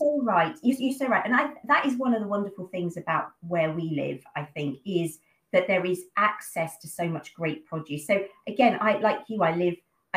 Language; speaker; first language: English; native; English